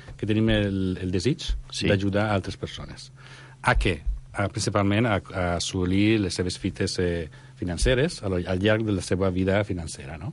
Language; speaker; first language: Catalan; non-native, learner; Italian